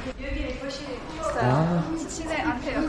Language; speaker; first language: Korean; non-native, learner; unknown